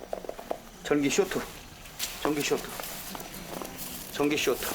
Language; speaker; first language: Korean; native; Korean